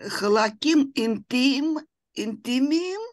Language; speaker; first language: Hebrew; non-native, fluent; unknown